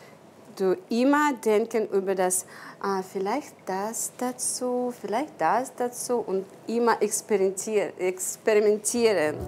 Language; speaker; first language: German; non-native, learner; Ukrainian